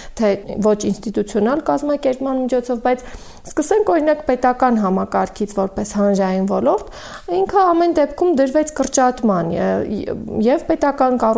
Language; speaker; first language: Armenian; native; Armenian